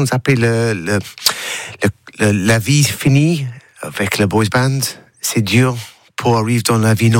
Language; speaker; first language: French; non-native, learner; English